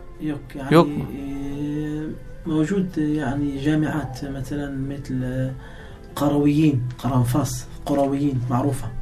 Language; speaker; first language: Turkish; non-native, learner; Arabic